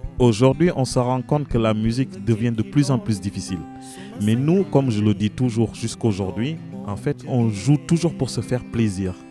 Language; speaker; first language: French; non-native, local second language; Wolof